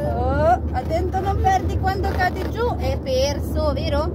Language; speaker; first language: Italian; non-native, learner; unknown